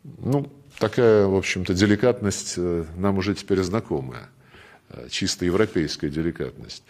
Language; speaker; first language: Russian; native; Russian